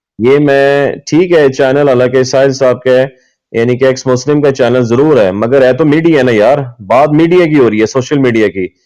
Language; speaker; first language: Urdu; non-native, local second language; Punjabi